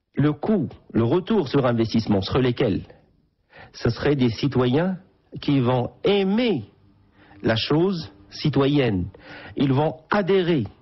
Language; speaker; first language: French; non-native, local second language; Arabic